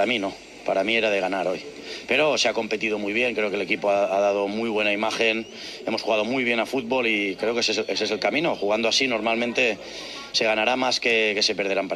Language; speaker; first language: Spanish; native; Spanish